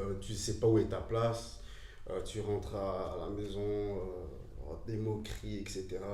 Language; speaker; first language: French; native; French